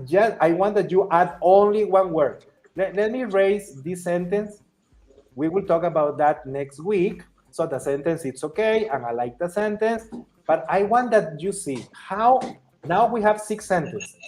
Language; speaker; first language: English; non-native, fluent; Spanish